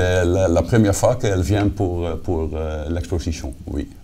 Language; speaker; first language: French; non-native, fluent; Dutch